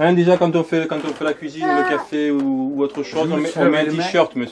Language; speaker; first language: French; native; French